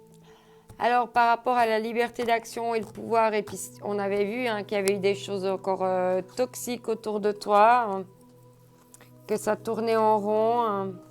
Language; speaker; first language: French; native; French